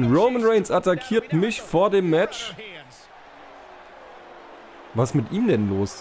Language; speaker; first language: German; native; German